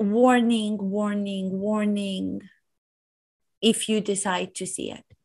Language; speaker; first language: English; non-native, fluent; Romanian